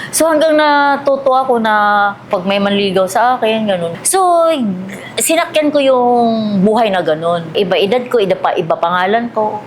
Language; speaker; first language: Filipino; non-native, local second language; Cebuano